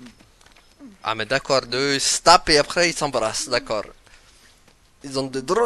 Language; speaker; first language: French; native; French